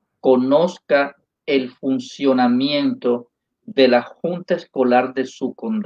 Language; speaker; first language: Spanish; native; Spanish